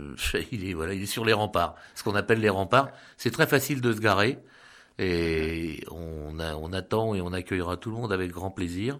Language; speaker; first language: French; native; French